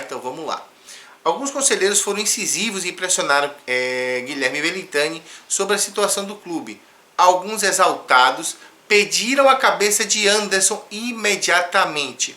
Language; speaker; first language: Portuguese; native; Portuguese